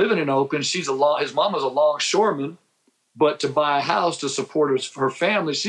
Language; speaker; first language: English; native; English